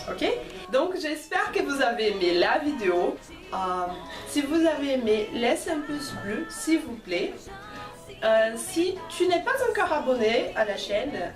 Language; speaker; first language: French; non-native, fluent; Portuguese